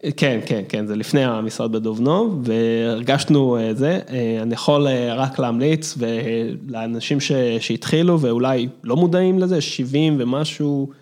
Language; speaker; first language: Hebrew; early bilingual, other home language; English